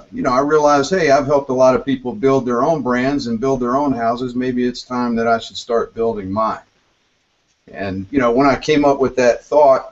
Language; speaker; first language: English; native; English